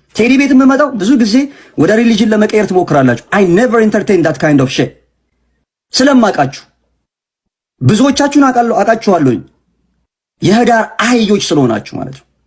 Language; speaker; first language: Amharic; native; Amharic